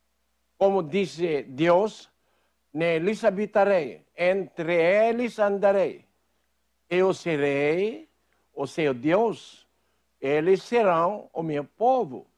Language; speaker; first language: Portuguese; non-native, fluent; Filipino